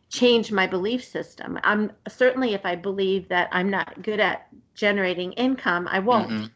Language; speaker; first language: English; native; English